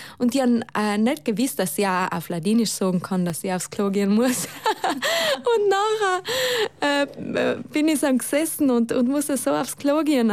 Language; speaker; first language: German; non-native, local second language; Ladin